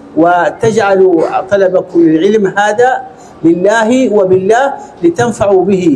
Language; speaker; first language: Arabic; native; Arabic